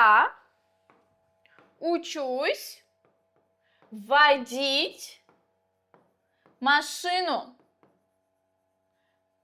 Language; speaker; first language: Russian; non-native, local second language; Uzbek